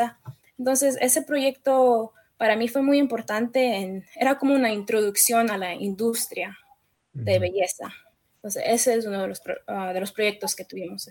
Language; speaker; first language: Spanish; early bilingual, heritage; Spanish